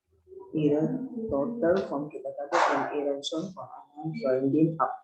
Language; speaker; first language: German; non-native, learner; Indonesian